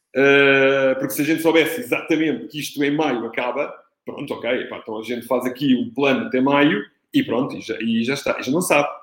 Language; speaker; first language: Portuguese; non-native, fluent; Italian